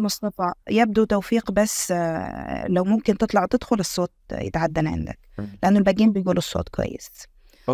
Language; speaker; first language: Arabic; native; Arabic